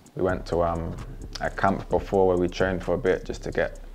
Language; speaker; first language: English; native; English